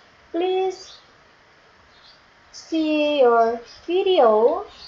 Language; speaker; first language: English; non-native, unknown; Indonesian